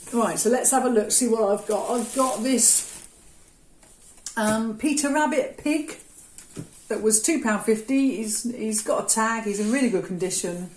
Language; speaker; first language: English; native; English